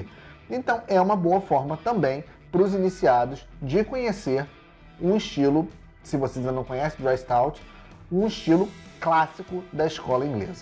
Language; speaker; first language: Portuguese; native; Portuguese